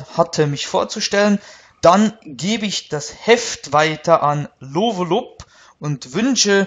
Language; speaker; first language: German; native; German